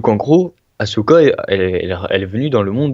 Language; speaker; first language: French; native; French